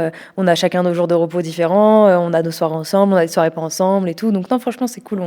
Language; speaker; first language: French; native; French